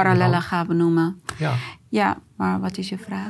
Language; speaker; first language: Dutch; non-native, fluent; Persian